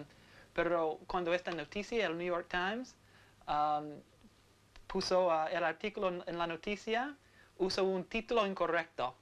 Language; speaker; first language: Spanish; non-native, learner; English